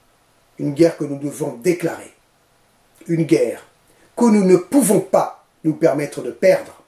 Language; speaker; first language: French; native; French